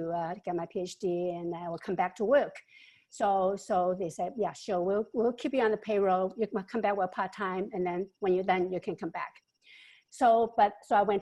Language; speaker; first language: English; non-native, local second language; Wu Chinese